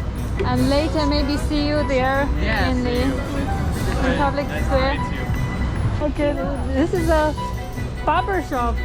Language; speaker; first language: English; non-native, fluent; Chinese